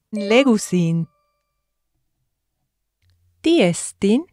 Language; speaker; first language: Greek; non-native, fluent; English